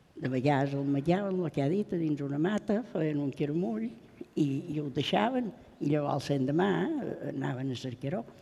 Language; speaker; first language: Catalan; native; Catalan